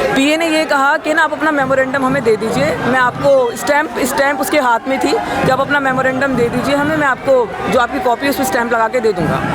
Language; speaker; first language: Hindi; native; Hindi